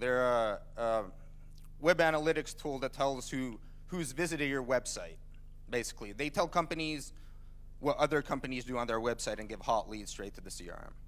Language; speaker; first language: English; non-native, fluent; Finnish